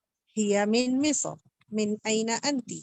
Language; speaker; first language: Arabic; non-native, learner; Urdu